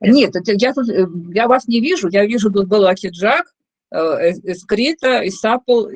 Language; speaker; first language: Russian; native; Russian